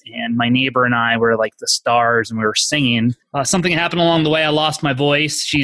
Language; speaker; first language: English; native; English